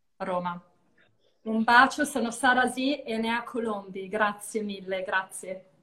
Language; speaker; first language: Italian; native; Italian